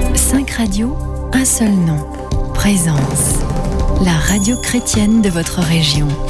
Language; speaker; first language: French; native; French